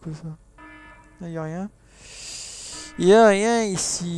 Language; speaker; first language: French; native; French